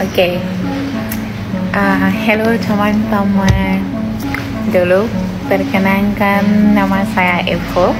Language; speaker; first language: Indonesian; non-native, learner; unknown